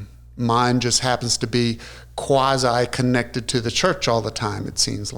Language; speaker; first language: English; native; English